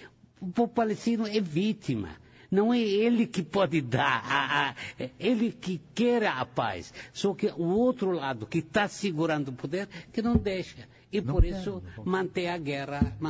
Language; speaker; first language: Portuguese; non-native, fluent; Arabic